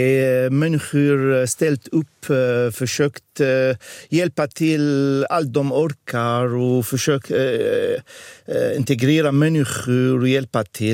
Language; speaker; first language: Swedish; non-native, fluent; Arabic